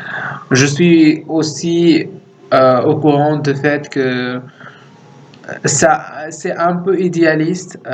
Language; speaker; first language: French; non-native, fluent; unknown